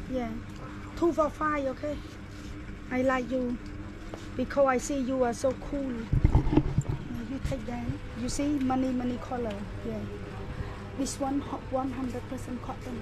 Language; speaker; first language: English; non-native, learner; Khmer